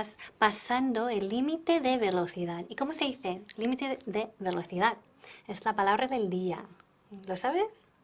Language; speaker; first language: Spanish; non-native, fluent; English